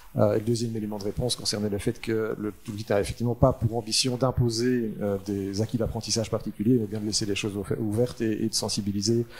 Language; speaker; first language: French; native; French